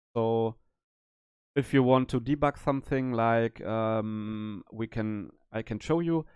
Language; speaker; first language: English; non-native, learner; German